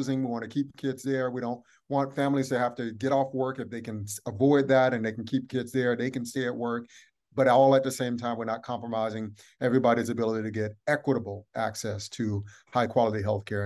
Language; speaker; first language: English; native; English